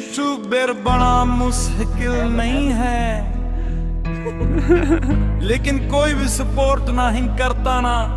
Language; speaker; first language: Hindi; non-native, local second language; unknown